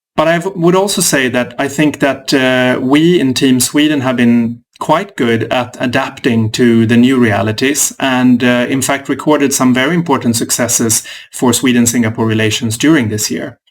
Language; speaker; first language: English; non-native, fluent; Swedish